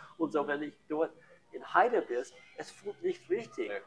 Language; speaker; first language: German; non-native, learner; English